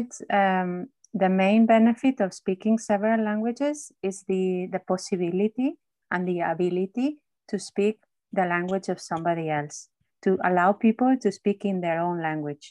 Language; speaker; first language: English; non-native, fluent; Spanish